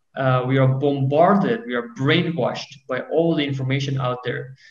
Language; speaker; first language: English; non-native, fluent; Persian